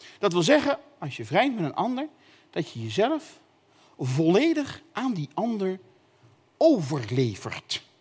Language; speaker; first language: Dutch; native; Dutch